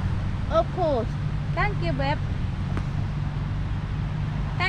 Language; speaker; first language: English; non-native, learner; Thai